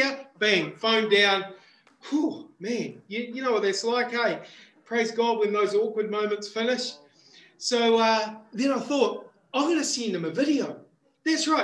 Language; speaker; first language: English; native; English